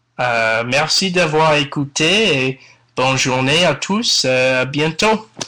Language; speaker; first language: French; non-native, learner; English